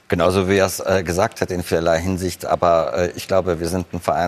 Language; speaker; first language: German; native; German